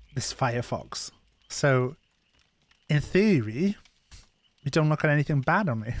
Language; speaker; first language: English; non-native, local second language; Welsh